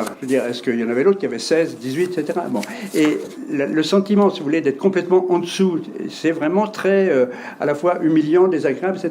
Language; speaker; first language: French; native; French